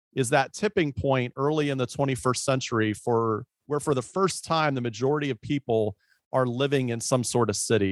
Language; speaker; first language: English; native; English